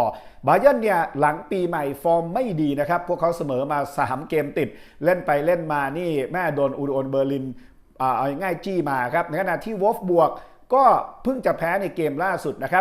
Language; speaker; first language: Thai; native; Thai